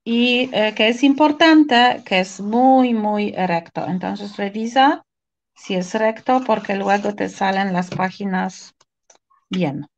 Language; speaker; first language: Spanish; non-native, fluent; Polish